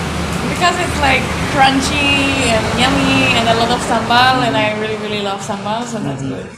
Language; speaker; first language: English; non-native, fluent; Swiss German